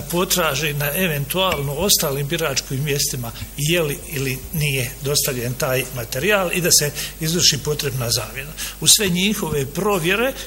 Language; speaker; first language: Bosnian; native; Bosnian